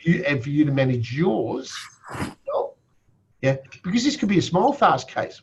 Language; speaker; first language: English; native; English